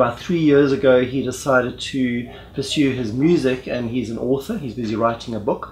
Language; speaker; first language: English; native; English